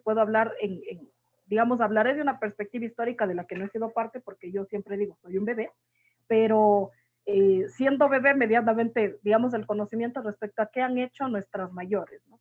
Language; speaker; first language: Spanish; native; Spanish